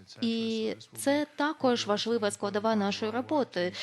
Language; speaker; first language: Ukrainian; non-native, fluent; Lithuanian